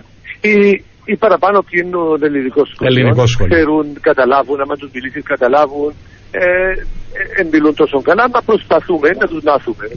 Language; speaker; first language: Greek; early bilingual, heritage; Greek